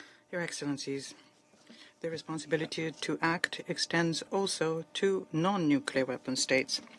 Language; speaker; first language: English; non-native, fluent; Portuguese